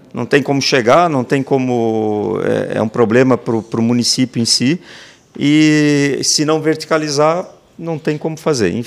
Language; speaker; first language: Portuguese; native; Portuguese